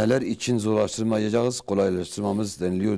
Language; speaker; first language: Turkish; non-native, local second language; Kurdish